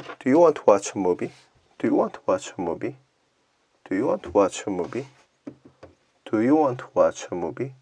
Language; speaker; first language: English; non-native, learner; Korean